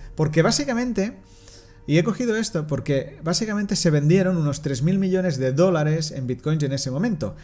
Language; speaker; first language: Spanish; non-native, local second language; Catalan